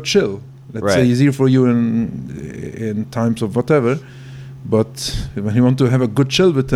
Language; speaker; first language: English; non-native, fluent; Yiddish